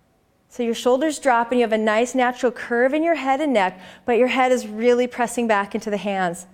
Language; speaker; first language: English; native; English